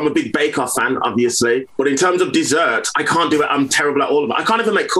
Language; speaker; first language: English; native; English